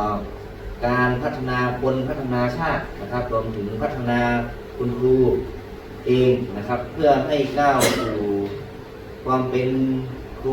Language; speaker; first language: Thai; native; Thai